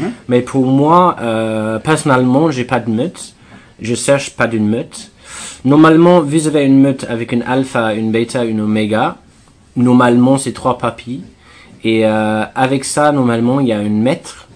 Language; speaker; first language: French; non-native, fluent; English